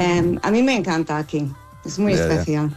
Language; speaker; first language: Spanish; non-native, fluent; English